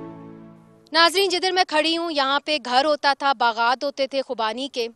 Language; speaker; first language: Urdu; native; Urdu